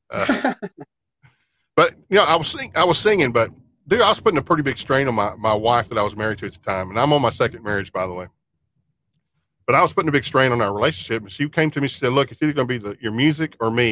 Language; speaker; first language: English; native; English